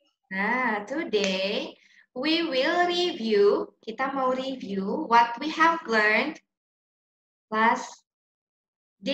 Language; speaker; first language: English; non-native, learner; Indonesian